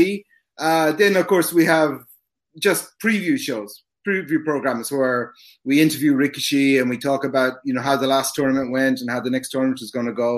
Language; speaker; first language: English; native; English